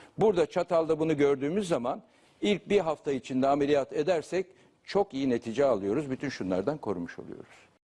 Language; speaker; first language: Turkish; native; Turkish